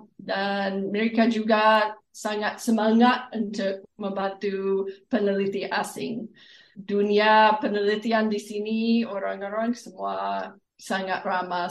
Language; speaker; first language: Indonesian; non-native, fluent; English